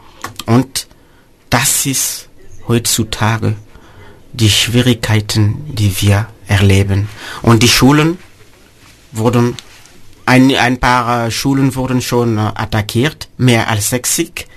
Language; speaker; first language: German; non-native, fluent; Mossi